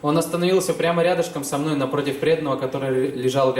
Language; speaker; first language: Russian; native; Russian